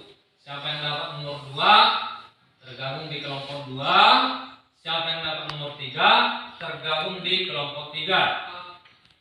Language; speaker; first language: Indonesian; native; Indonesian